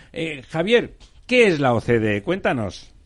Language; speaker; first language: Spanish; native; Spanish